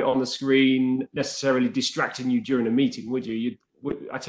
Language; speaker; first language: English; native; English